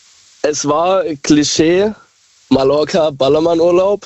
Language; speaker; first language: German; native; German